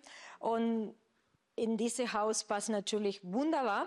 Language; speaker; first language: German; non-native, fluent; Spanish